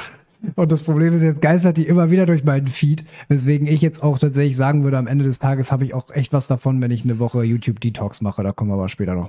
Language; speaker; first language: German; native; German